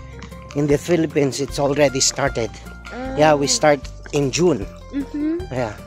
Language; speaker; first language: English; non-native, local second language; Filipino